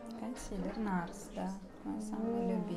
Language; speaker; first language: Russian; non-native, local second language; Uzbek